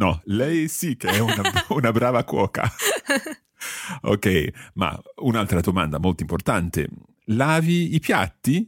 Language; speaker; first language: Italian; non-native, fluent; English